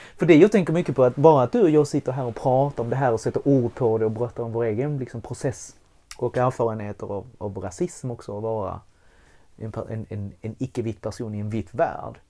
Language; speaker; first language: Swedish; early bilingual, other home language; Spanish